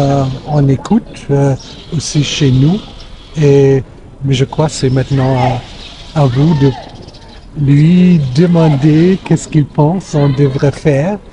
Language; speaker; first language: French; non-native, fluent; German